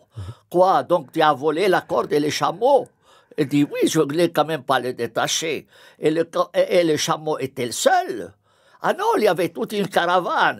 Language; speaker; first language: French; non-native, fluent; Arabic